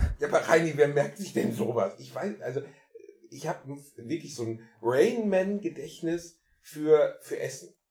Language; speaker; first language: German; native; German